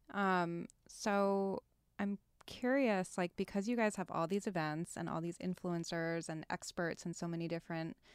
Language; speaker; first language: English; native; English